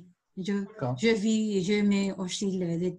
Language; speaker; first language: French; non-native, learner; Spanish